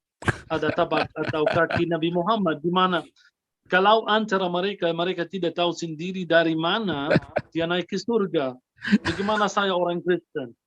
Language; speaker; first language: Indonesian; non-native, fluent; Arabic